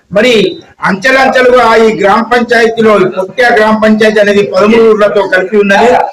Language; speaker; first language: Telugu; non-native, local second language; Lambadi